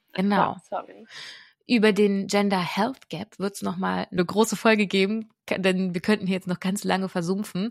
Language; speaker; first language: German; native; German